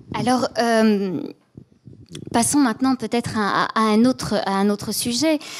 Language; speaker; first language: French; native; French